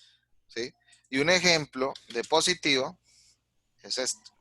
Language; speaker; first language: Spanish; native; Spanish